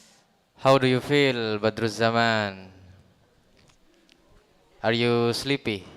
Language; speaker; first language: English; non-native, learner; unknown